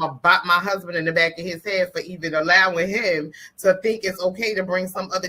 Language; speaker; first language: English; native; English